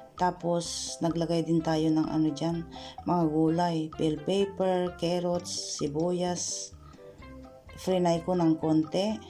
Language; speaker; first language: Filipino; non-native, local second language; Iloko